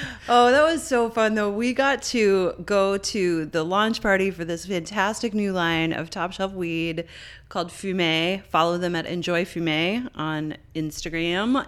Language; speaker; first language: English; native; English